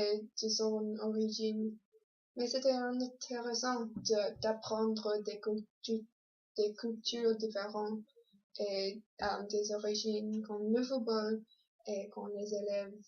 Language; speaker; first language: French; non-native, learner; English